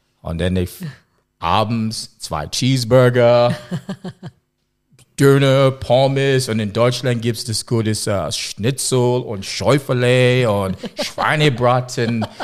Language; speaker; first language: German; non-native, learner; English